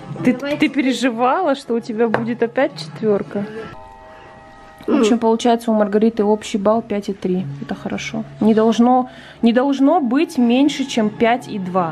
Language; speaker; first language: Russian; native; Russian